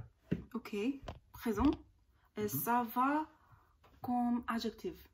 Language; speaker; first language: French; non-native, learner; Korean